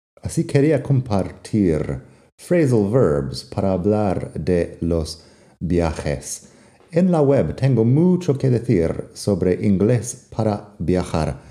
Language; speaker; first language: Spanish; non-native, fluent; English